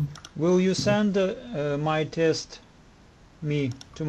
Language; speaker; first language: English; non-native, learner; Russian